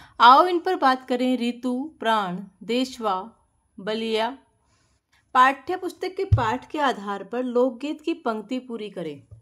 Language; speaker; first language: Hindi; native; Hindi